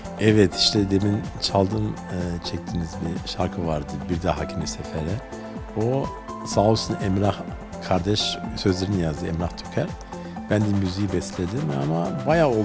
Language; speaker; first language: Turkish; early bilingual, heritage; Turkish